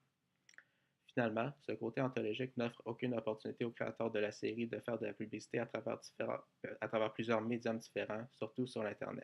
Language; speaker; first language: French; native; French